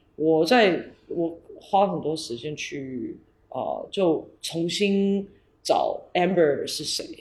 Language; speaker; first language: Chinese; early bilingual, heritage; English